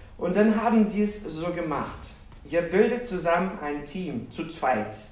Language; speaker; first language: German; non-native, fluent; Portuguese